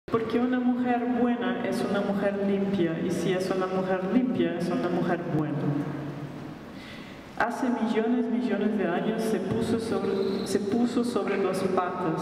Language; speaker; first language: Spanish; non-native, local second language; Portuguese